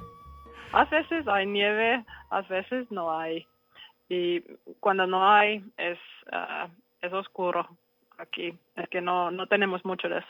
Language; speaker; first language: Spanish; non-native, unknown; Finnish